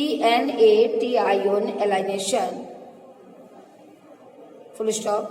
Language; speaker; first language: English; non-native, local second language; Hindi